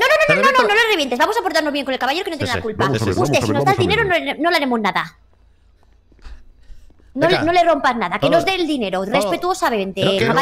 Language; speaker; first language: Spanish; native; Spanish